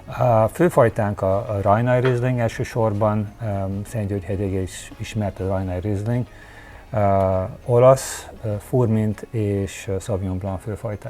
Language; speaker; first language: Hungarian; early bilingual, heritage; Hungarian